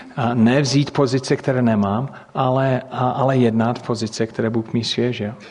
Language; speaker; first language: Czech; non-native, fluent; English